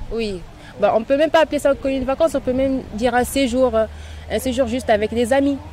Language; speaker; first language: French; non-native, local second language; Arabic